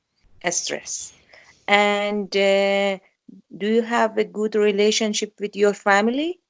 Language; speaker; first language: English; non-native, learner; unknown